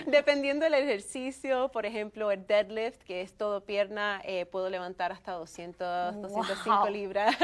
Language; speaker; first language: Spanish; early bilingual, heritage; Spanish